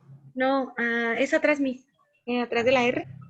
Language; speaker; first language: Spanish; native; Spanish